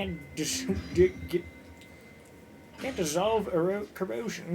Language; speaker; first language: English; native; English